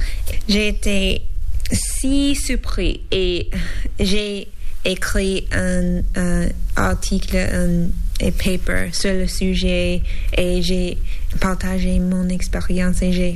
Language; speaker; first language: French; non-native, learner; English